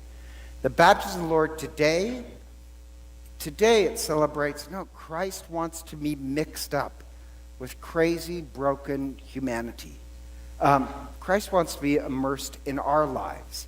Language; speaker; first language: English; native; English